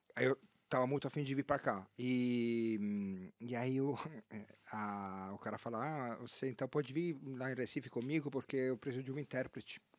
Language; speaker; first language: Portuguese; non-native, fluent; Italian